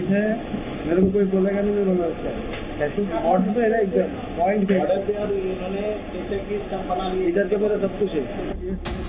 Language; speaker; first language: Hindi; non-native, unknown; Bangla